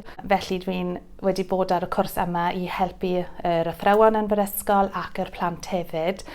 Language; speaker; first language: Welsh; non-native, local second language; English